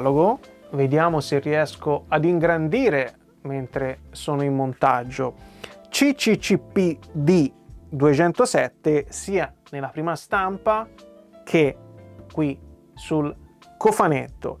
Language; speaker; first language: Italian; native; Italian